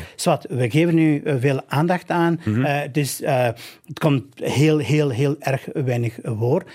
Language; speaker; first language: Dutch; non-native, fluent; Albanian